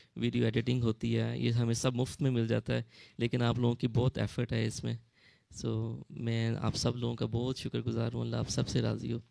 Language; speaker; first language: Urdu; early bilingual, heritage; Urdu